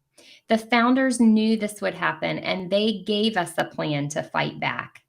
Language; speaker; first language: English; native; English